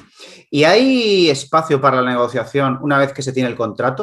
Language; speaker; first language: Spanish; native; Spanish